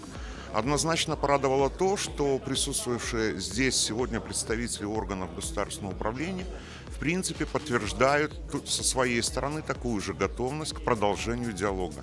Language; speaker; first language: Russian; native; Russian